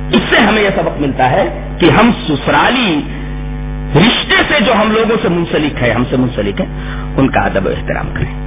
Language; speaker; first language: Urdu; native; Urdu